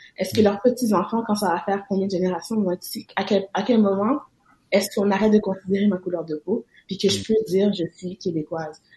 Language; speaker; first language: French; native; French